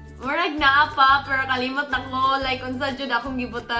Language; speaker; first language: Cebuano; non-native, learner; English